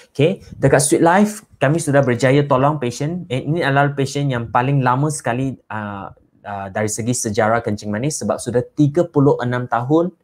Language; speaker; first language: Malay; non-native, local second language; Chinese